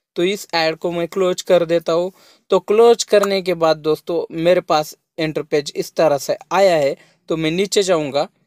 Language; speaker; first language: Hindi; non-native, local second language; Marathi